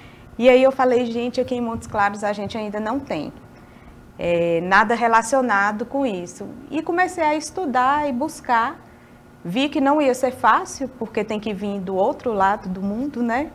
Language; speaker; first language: Portuguese; native; Portuguese